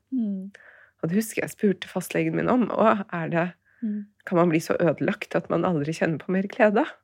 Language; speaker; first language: Norwegian; early bilingual, other home language; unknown